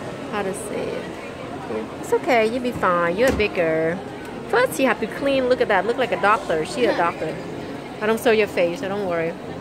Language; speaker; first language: English; non-native, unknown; Vietnamese